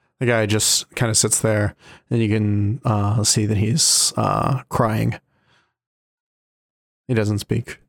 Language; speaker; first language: English; native; English